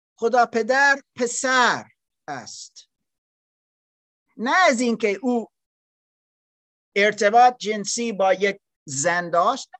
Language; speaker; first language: Persian; non-native, learner; German